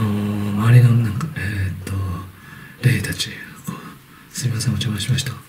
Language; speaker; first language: Japanese; non-native, learner; Chinese